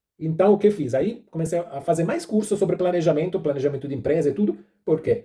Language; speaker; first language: Portuguese; non-native, fluent; Italian